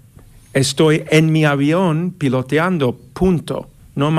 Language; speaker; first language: Spanish; non-native, learner; English